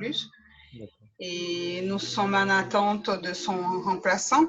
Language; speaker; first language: French; native; French